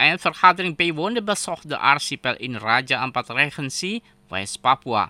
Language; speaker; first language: Dutch; non-native, fluent; Indonesian